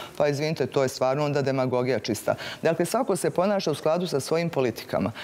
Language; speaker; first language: Serbian; native; Serbian